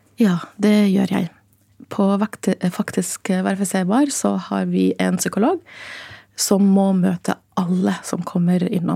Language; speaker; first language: Norwegian; non-native, fluent; Arabic